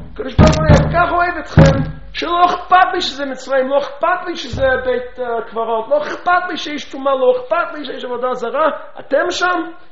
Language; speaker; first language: Hebrew; non-native, fluent; English